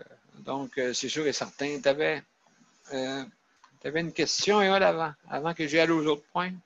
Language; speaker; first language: French; native; French